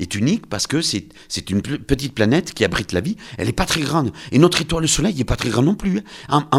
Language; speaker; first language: French; native; French